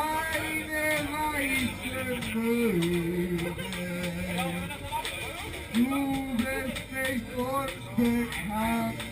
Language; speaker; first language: German; native; German